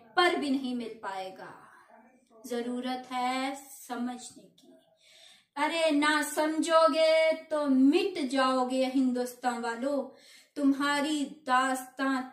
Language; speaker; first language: Hindi; non-native, local second language; Punjabi